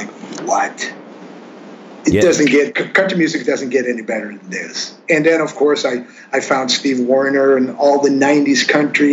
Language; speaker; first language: English; non-native, fluent; Swedish